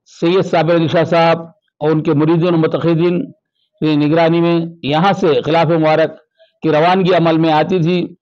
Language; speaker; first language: Urdu; native; Urdu